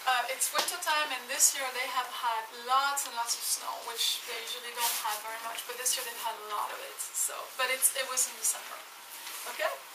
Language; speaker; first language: English; non-native, fluent; French